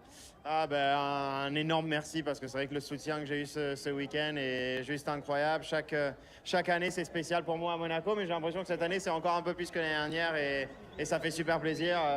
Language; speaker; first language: French; native; French